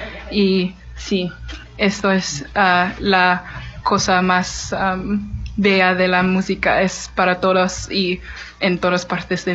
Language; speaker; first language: Spanish; non-native, learner; English